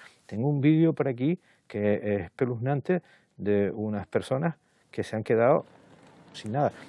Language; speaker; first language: Spanish; native; Spanish